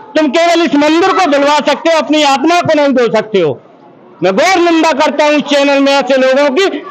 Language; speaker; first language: Hindi; native; Hindi